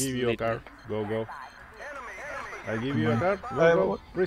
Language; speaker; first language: English; non-native, learner; Spanish